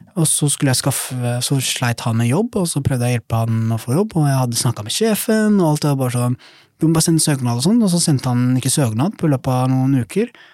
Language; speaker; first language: Norwegian; early bilingual, other home language; Somali